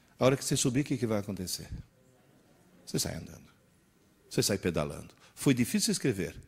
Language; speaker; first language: Portuguese; early bilingual, other home language; Italian